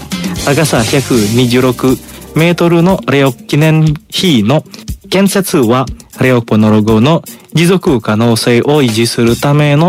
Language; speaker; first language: Japanese; non-native, fluent; Indonesian